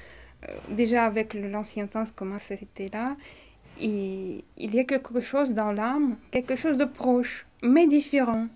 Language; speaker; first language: French; non-native, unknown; Russian